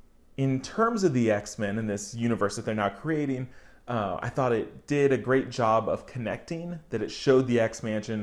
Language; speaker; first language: English; native; English